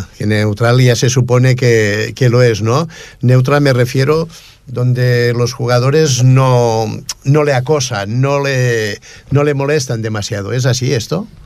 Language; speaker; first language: Spanish; non-native, local second language; Catalan